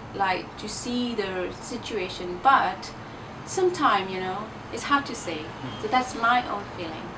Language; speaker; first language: English; non-native, learner; Burmese